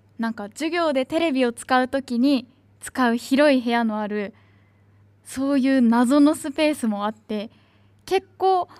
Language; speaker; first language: Japanese; native; Japanese